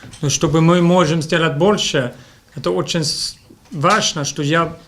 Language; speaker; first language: Russian; non-native, fluent; Swedish